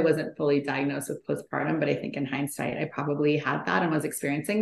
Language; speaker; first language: English; native; English